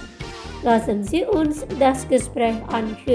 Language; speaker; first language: German; non-native, fluent; Indonesian